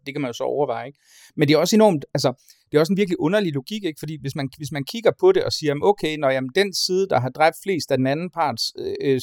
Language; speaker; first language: Danish; native; Danish